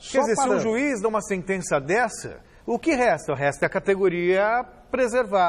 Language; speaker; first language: Portuguese; native; Portuguese